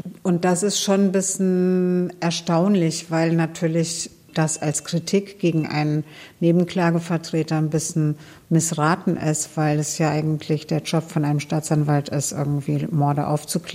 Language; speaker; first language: German; native; German